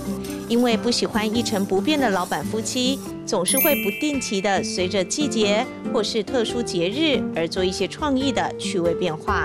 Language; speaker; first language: Chinese; native; Chinese